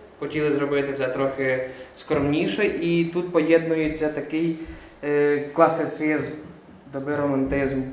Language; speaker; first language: Ukrainian; native; Ukrainian